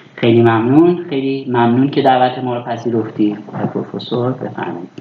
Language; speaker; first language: Persian; native; Persian